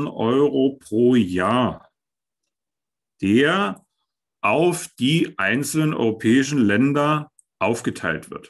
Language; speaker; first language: German; native; German